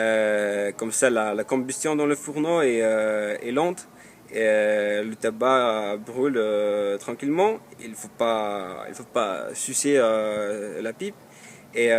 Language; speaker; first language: French; non-native, fluent; Polish